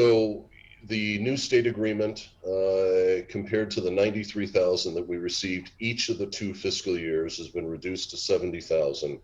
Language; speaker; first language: English; native; English